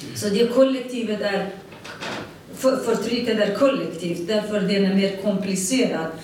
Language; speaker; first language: Swedish; non-native, fluent; Kurdish